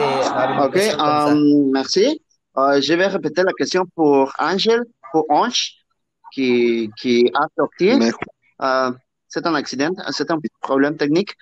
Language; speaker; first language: French; non-native, learner; Spanish